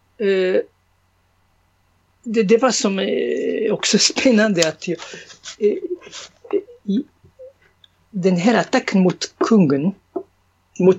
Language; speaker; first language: Swedish; non-native, fluent; Arabic